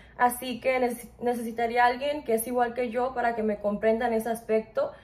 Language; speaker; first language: Spanish; early bilingual, heritage; Spanish